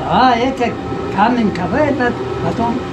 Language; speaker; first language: Russian; non-native, learner; Tajik